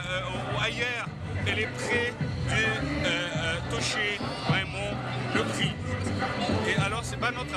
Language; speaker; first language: French; non-native, fluent; Arabic